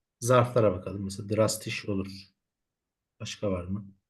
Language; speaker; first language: Turkish; native; Turkish